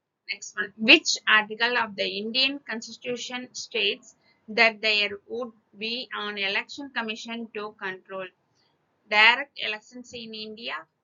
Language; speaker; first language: English; non-native, local second language; Tamil